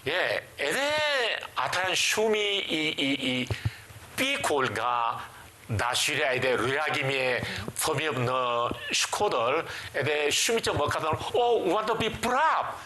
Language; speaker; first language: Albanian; non-native, learner; Korean